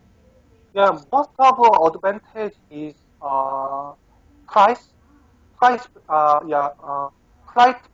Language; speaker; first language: English; non-native, learner; Korean